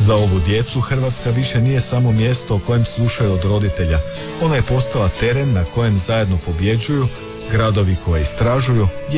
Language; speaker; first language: Serbian; native; Serbian